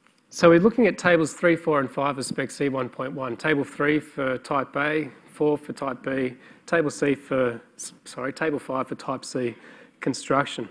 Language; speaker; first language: English; native; English